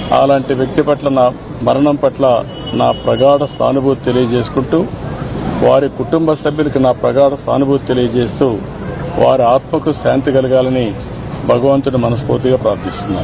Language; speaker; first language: Telugu; native; Telugu